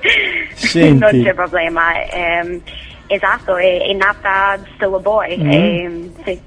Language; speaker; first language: Italian; non-native, learner; English